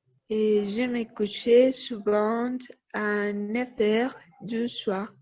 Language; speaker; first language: French; non-native, learner; Spanish